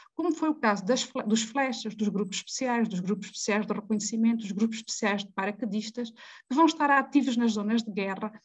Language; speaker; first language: Portuguese; native; Portuguese